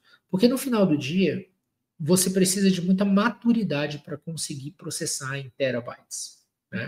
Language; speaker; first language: Portuguese; native; Portuguese